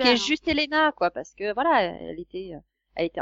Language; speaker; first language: French; native; French